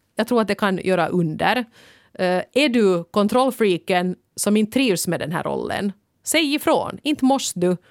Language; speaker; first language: Swedish; native; Swedish